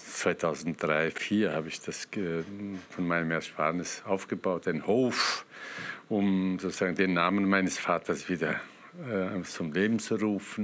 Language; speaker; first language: German; non-native, fluent; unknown